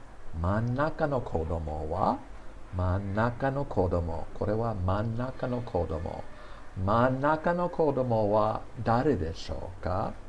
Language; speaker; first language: Japanese; non-native, fluent; English